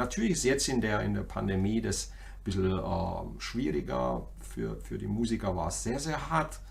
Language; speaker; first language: German; native; German